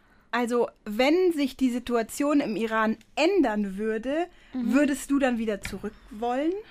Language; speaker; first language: German; native; German